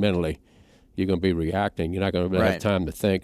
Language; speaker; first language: English; native; English